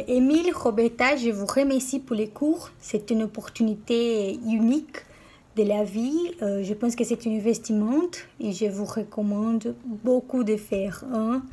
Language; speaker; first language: French; non-native, learner; Portuguese